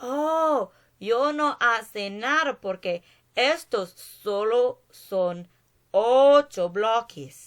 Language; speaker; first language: Spanish; non-native, learner; English